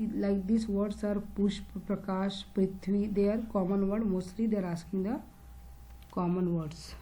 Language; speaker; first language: English; non-native, local second language; Hindi